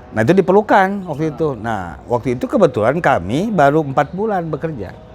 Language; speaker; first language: Indonesian; native; Indonesian